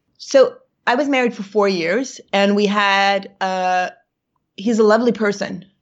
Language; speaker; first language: English; native; English